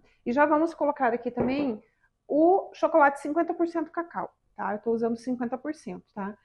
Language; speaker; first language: Portuguese; native; Portuguese